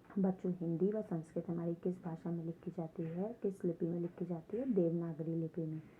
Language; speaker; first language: Hindi; native; Hindi